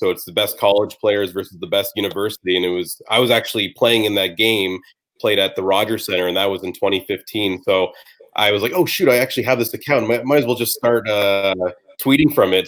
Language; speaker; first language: English; native; English